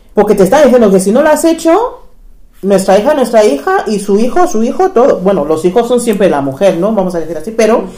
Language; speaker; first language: Spanish; non-native, fluent; English